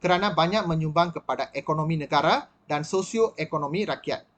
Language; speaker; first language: Malay; non-native, local second language; Tamil